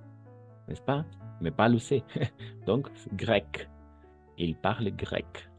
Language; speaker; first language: French; non-native, fluent; Spanish